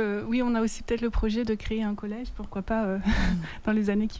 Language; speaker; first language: French; native; French